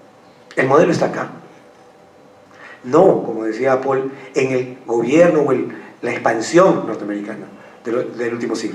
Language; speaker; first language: Spanish; native; Spanish